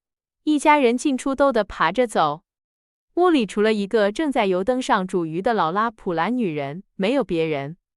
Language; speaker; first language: Chinese; native; Chinese